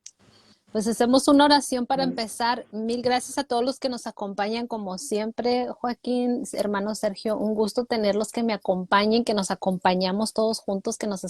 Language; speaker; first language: Spanish; native; Spanish